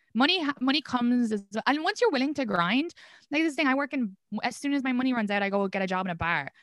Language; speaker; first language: English; native; English